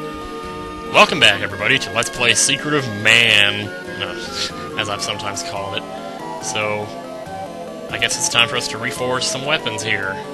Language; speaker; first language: English; native; English